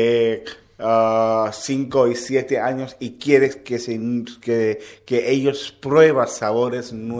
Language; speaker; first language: Spanish; non-native, learner; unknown